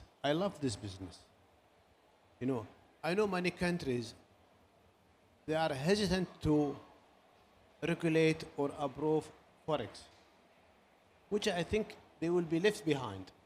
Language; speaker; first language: English; non-native, learner; Arabic